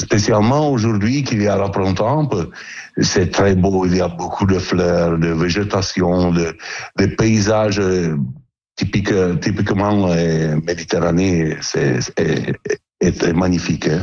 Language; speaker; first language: French; non-native, learner; Italian